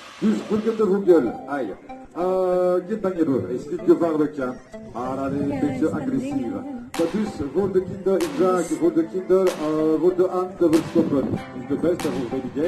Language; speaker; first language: Dutch; non-native, local second language; French